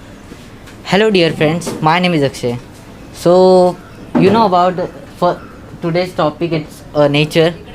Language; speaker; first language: English; non-native, learner; Marathi